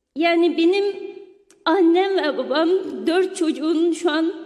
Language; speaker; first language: Turkish; non-native, fluent; Uyghur